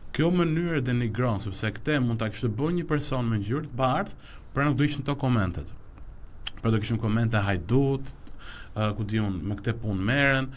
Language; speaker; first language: Albanian; non-native, local second language; Romany